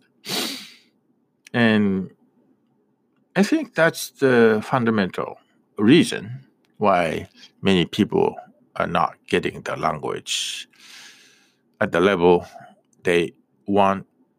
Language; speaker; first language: English; non-native, fluent; Japanese